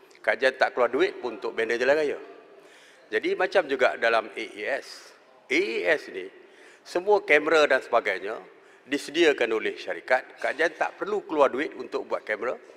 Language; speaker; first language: Malay; native; Malay